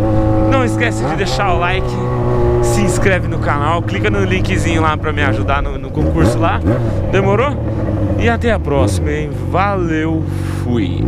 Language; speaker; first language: Portuguese; native; Portuguese